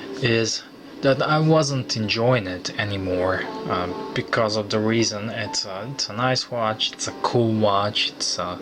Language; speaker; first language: English; non-native, fluent; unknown